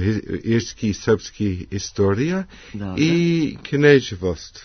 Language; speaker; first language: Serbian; non-native, learner; English